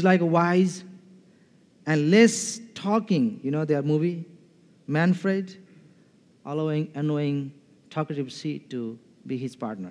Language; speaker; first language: English; non-native, fluent; Nepali